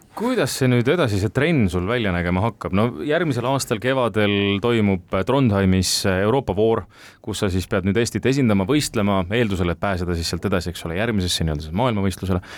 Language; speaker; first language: Estonian; native; Estonian